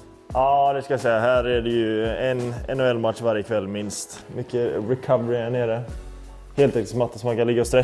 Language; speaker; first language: Swedish; native; Swedish